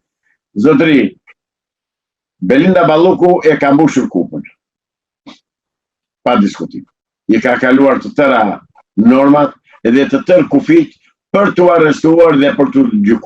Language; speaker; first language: Albanian; native; Albanian